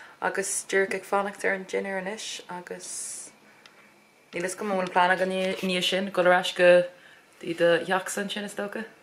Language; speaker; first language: Irish; non-native, local second language; English